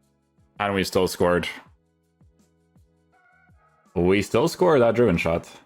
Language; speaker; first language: English; native; English